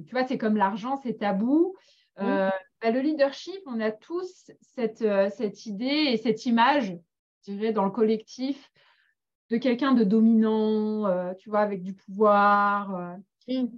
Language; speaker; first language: French; native; French